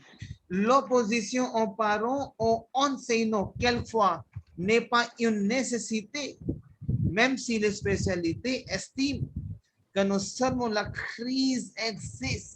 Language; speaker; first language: French; non-native, learner; Hindi